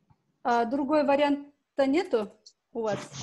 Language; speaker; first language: Russian; non-native, local second language; Kyrgyz